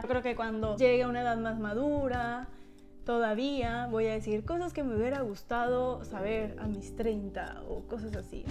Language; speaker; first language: Spanish; native; Spanish